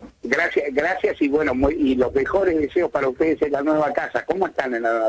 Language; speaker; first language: Spanish; native; Spanish